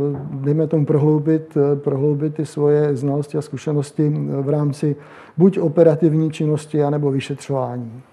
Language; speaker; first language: Czech; native; Czech